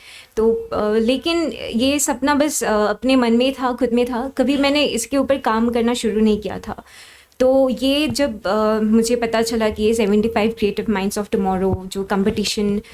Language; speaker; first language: Hindi; non-native, local second language; Assamese